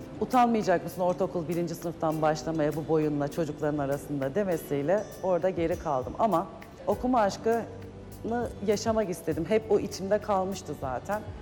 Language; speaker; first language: Turkish; native; Turkish